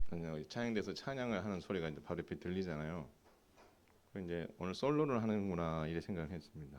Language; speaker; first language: Korean; native; Korean